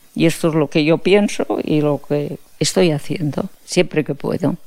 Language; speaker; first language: Spanish; non-native, local second language; Catalan